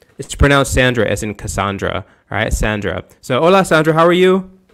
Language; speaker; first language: English; native; English